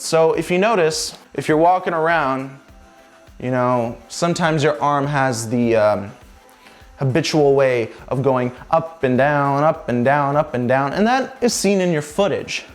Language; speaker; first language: English; native; English